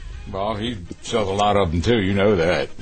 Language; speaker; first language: English; native; English